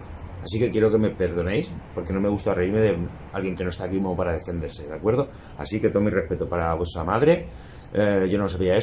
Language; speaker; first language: Spanish; native; Spanish